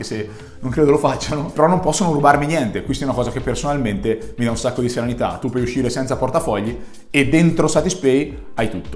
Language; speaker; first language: Italian; native; Italian